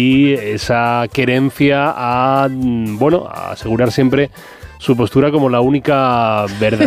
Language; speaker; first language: Spanish; native; Spanish